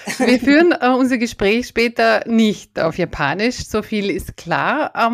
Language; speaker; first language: German; native; German